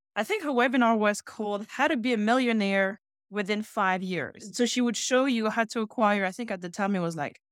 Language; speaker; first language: English; non-native, fluent; French